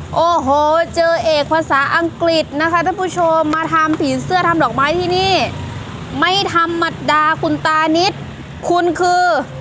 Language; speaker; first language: Thai; native; Thai